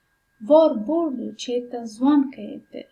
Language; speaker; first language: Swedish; non-native, fluent; Pashto